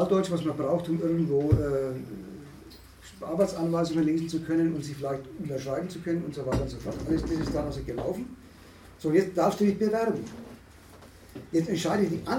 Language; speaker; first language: German; native; German